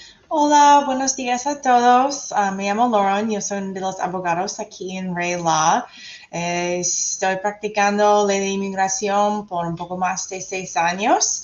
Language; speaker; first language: Spanish; non-native, fluent; English